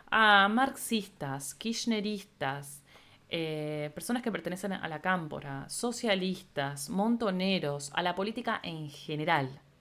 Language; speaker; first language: Spanish; native; Spanish